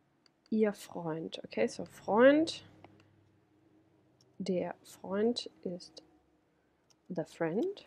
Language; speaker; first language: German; non-native, fluent; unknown